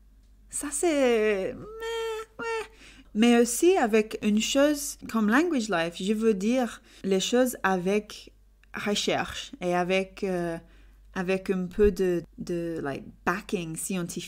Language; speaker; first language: French; non-native, learner; English